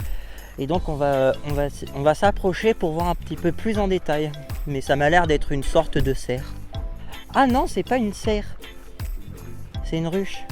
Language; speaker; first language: French; native; French